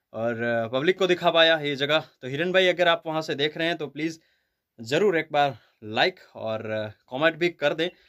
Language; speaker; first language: Hindi; non-native, local second language; Kachhi